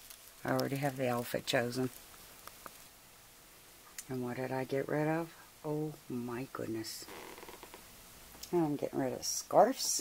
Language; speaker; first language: English; native; English